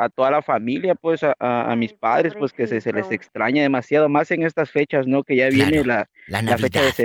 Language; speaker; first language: Spanish; native; Spanish